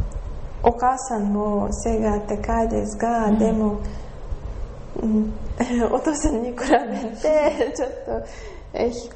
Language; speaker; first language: Japanese; non-native, learner; Russian